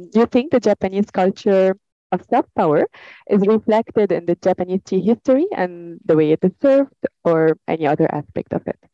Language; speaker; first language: English; non-native, fluent; Arabic